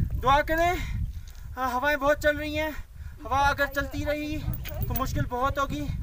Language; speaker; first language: Urdu; non-native, local second language; Sindhi